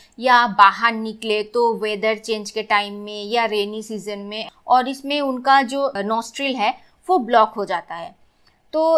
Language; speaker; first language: Hindi; non-native, local second language; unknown